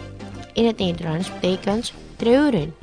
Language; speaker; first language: Dutch; non-native, learner; Indonesian